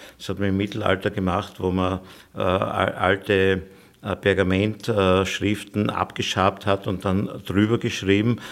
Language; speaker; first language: German; native; German